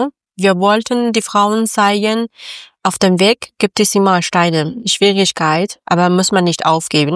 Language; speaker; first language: German; non-native, learner; Persian